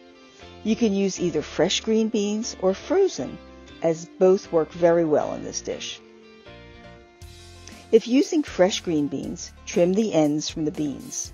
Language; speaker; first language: English; native; English